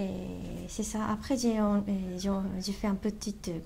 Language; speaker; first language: French; non-native, learner; Japanese